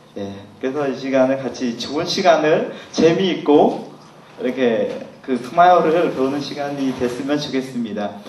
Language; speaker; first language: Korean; non-native, fluent; Khmer